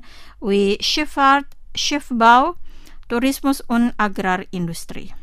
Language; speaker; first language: German; non-native, fluent; Indonesian